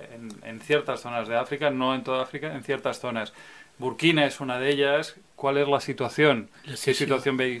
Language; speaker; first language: Spanish; native; Spanish